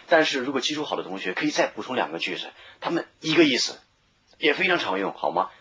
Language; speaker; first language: Chinese; native; Chinese